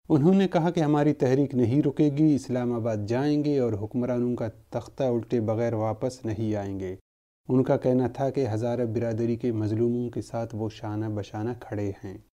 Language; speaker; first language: Urdu; non-native, local second language; Baluchi